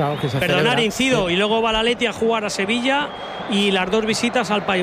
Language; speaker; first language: Spanish; native; Spanish